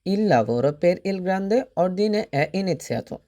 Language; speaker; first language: Italian; non-native, fluent; Bangla